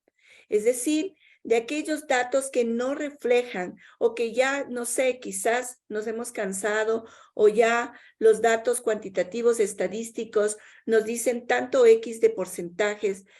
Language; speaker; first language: Spanish; native; Spanish